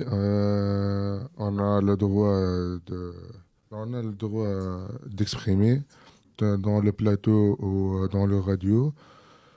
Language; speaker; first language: French; non-native, local second language; Arabic